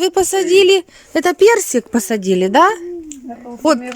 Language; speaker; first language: Russian; non-native, local second language; Ukrainian